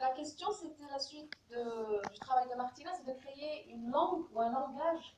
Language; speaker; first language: French; non-native, local second language; Arabic